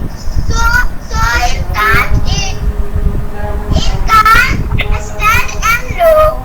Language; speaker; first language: English; non-native, learner; Bangla